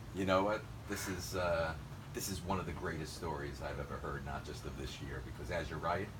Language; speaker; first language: English; native; English